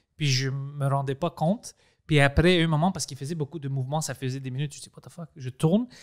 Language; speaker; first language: French; non-native, fluent; Greek